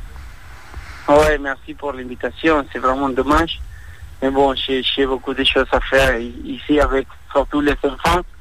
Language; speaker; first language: French; non-native, fluent; Spanish